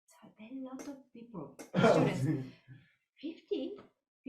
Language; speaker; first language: English; non-native, learner; Japanese